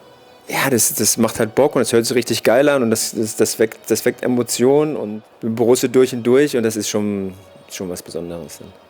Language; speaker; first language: German; native; German